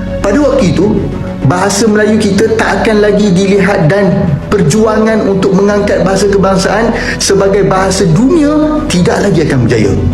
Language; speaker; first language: Malay; native; Malay